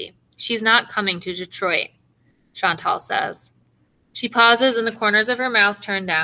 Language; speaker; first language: English; native; English